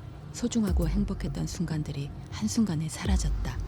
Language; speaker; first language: Korean; native; Korean